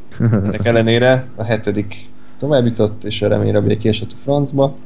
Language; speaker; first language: Hungarian; native; Hungarian